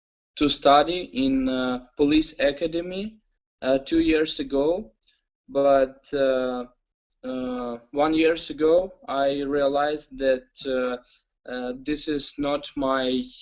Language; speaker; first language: English; non-native, learner; Ukrainian